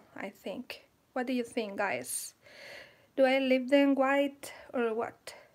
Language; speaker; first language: English; non-native, fluent; Spanish